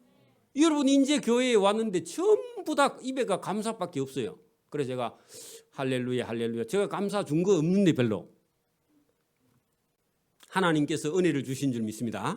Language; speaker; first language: Korean; native; Korean